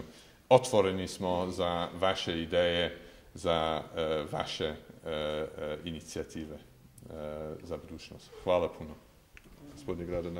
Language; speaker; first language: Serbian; non-native, fluent; English